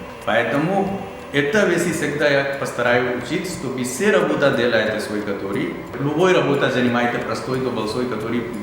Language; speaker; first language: Russian; non-native, learner; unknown